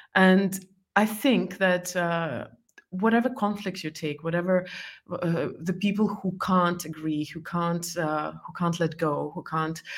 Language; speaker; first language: English; non-native, fluent; Estonian